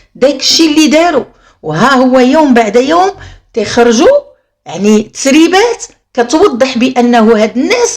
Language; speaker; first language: Arabic; native; Arabic